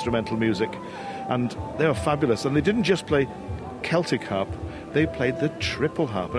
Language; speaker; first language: English; native; English